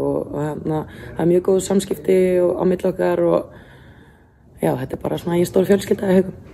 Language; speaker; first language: Icelandic; native; Icelandic